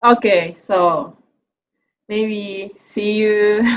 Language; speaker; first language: English; non-native, learner; Japanese